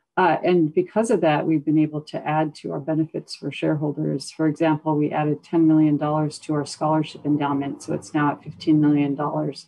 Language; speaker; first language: English; native; English